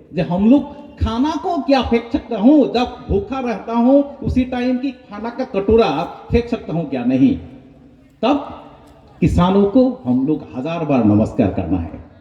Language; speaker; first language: Hindi; non-native, local second language; Bangla